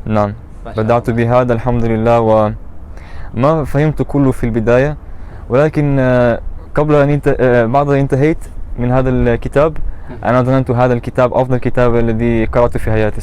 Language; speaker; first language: Arabic; non-native, learner; German